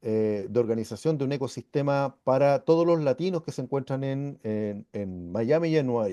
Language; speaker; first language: Spanish; native; Spanish